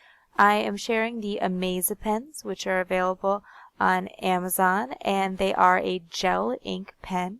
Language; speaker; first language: English; native; English